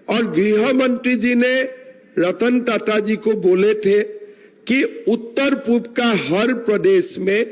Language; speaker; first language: Hindi; non-native, local second language; Assamese